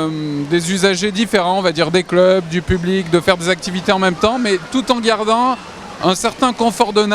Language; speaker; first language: French; native; French